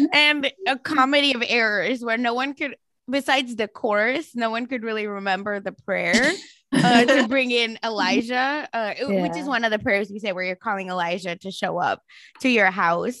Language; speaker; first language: English; non-native, local second language; Marathi